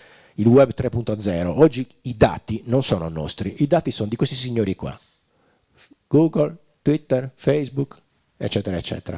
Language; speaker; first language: Italian; native; Italian